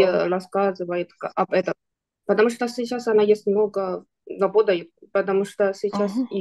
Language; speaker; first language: Russian; non-native, learner; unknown